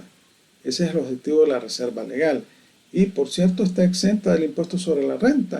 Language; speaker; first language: Spanish; native; Spanish